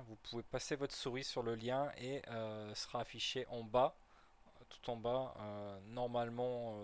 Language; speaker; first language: French; native; French